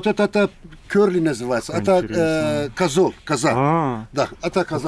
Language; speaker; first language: Russian; non-native, learner; Turkish